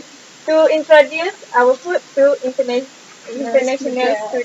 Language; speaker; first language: English; non-native, local second language; Malay